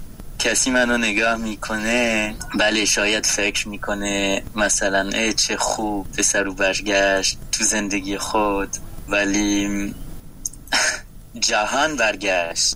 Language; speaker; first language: Persian; non-native, learner; French